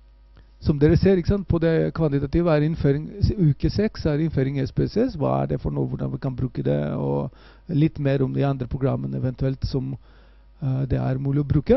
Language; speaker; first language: Norwegian; non-native, fluent; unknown